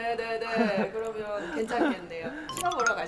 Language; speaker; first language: Korean; native; Korean